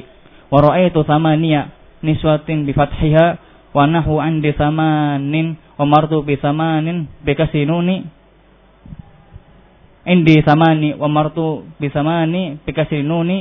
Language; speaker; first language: Arabic; non-native, fluent; Indonesian